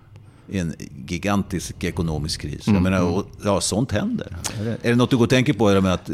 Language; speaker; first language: Swedish; native; Swedish